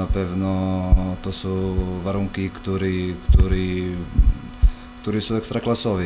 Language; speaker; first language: Polish; non-native, fluent; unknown